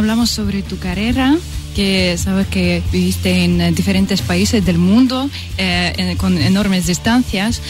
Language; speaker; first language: Spanish; non-native, learner; Russian